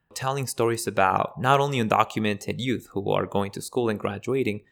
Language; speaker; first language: English; early bilingual, other home language; Spanish